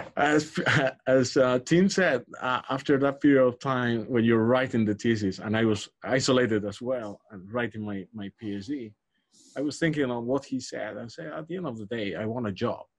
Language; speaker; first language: English; non-native, fluent; Spanish